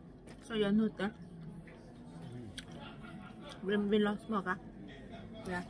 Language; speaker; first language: Swedish; early bilingual, other home language; Thai